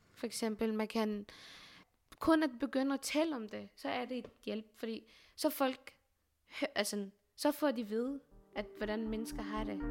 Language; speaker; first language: Danish; non-native, fluent; Arabic